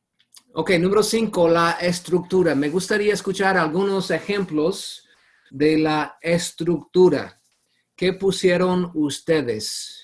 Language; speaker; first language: Spanish; non-native, fluent; English